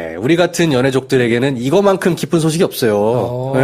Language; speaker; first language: Korean; native; Korean